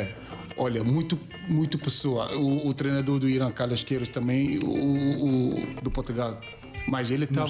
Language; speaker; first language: Portuguese; non-native, learner; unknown